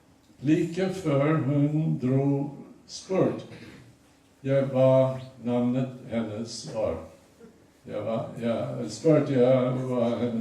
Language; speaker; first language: Norwegian; early bilingual, other home language; German